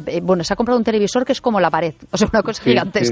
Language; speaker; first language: Spanish; native; Spanish